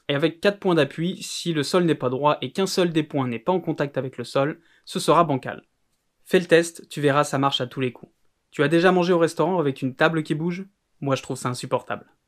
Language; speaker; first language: French; native; French